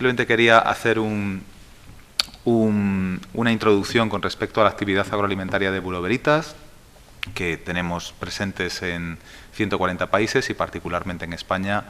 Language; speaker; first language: Spanish; native; Spanish